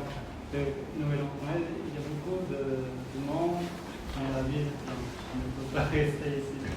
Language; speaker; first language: French; non-native, learner; Khmer